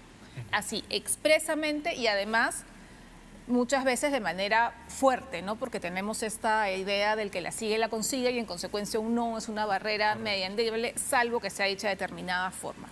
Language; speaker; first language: Spanish; native; Spanish